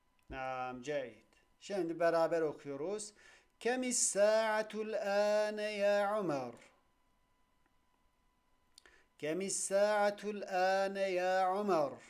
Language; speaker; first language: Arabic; non-native, fluent; Turkish